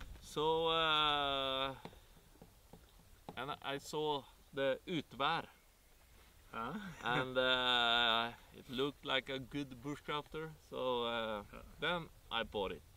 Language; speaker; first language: English; non-native, fluent; Norwegian